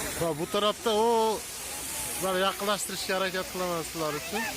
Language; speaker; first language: Turkish; non-native, learner; Uzbek